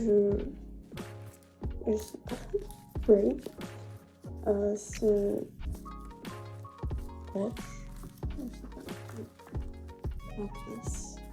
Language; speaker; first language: French; non-native, fluent; Russian